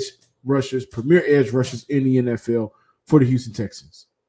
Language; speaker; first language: English; native; English